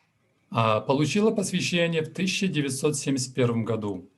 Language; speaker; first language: Russian; native; Russian